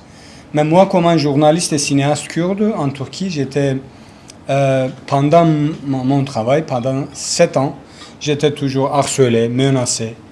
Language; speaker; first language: French; non-native, learner; Kurdish